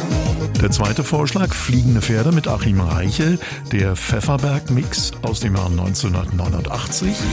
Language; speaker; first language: German; native; German